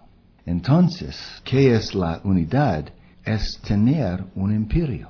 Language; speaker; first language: Spanish; non-native, fluent; English